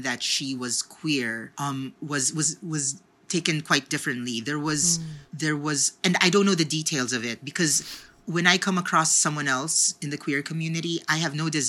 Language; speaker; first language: English; non-native, local second language; Filipino